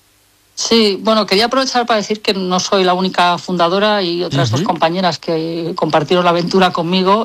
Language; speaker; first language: Spanish; native; Spanish